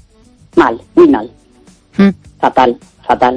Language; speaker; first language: Spanish; native; Spanish